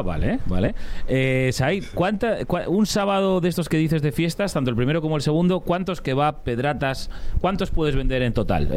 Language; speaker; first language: Spanish; native; Spanish